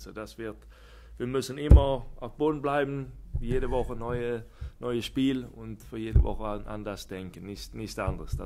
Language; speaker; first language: German; non-native, fluent; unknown